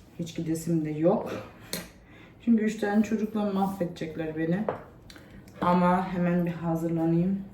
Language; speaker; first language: Turkish; early bilingual, heritage; Turkish